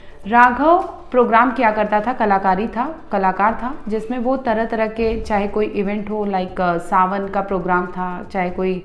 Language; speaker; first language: Hindi; native; Hindi